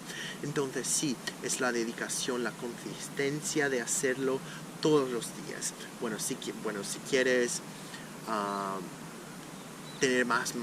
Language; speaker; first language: Spanish; non-native, fluent; Portuguese